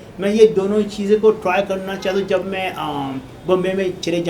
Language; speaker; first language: Hindi; non-native, learner; Arabic